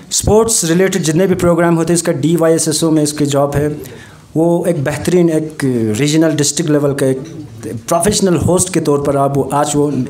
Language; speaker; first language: Hindi; non-native, local second language; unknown